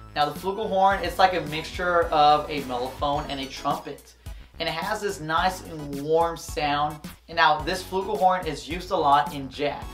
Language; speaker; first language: English; native; English